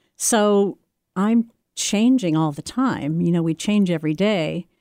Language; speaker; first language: English; native; English